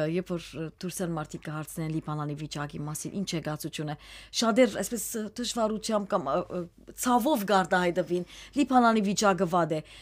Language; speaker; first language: Armenian; early bilingual, heritage; Armenian